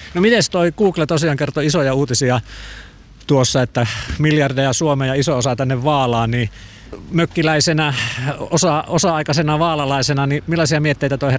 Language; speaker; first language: Finnish; native; Finnish